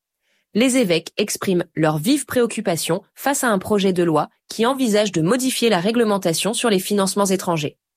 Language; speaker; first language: French; native; French